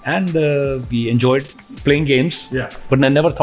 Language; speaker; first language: English; non-native, local second language; Hindi